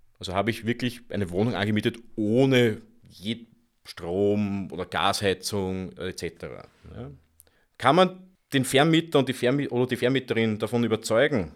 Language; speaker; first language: German; native; German